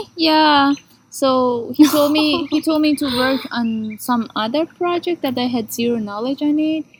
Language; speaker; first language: English; non-native, fluent; Persian